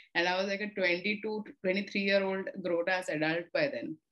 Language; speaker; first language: English; non-native, local second language; Telugu